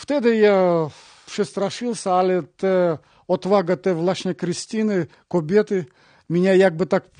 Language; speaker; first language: Polish; non-native, learner; Russian